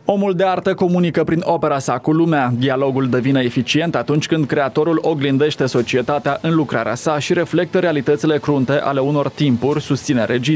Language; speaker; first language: Romanian; native; Romanian